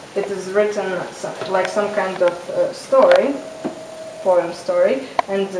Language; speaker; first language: English; non-native, learner; Russian